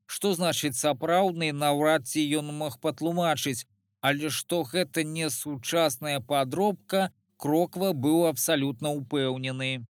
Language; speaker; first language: Belarusian; native; Belarusian